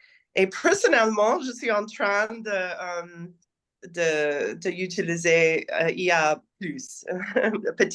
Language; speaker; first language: French; non-native, learner; English